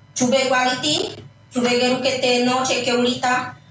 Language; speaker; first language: Spanish; non-native, local second language; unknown